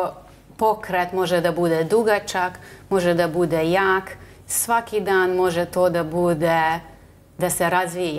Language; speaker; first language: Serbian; non-native, local second language; Hungarian